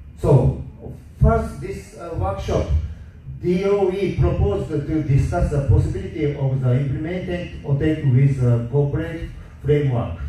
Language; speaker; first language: English; non-native, learner; Japanese